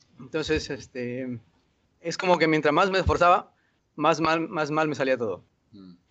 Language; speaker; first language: Spanish; native; Spanish